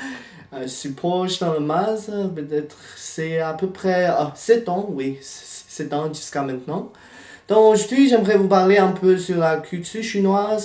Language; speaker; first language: French; non-native, fluent; Chinese